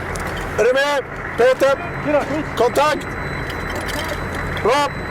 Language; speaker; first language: Swedish; native; Swedish